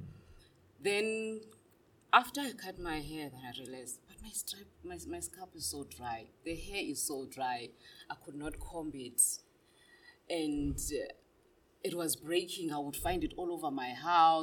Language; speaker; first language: English; non-native, local second language; Xhosa